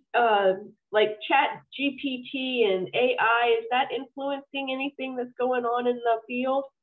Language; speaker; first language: English; native; English